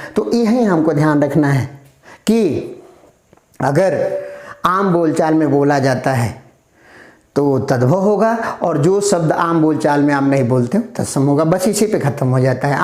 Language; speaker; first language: Hindi; native; Hindi